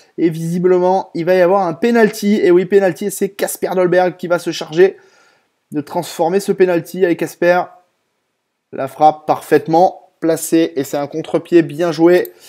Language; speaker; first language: French; native; French